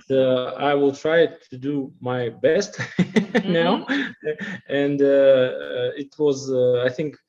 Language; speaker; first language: English; non-native, learner; Russian